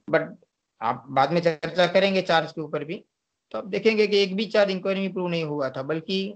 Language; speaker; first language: Hindi; non-native, local second language; Gujarati